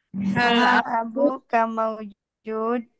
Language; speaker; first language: Arabic; non-native, learner; Indonesian